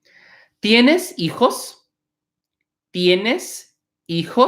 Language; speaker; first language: Spanish; non-native, fluent; English